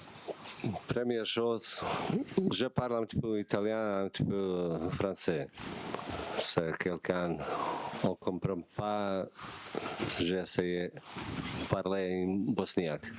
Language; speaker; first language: French; non-native, learner; Bosnian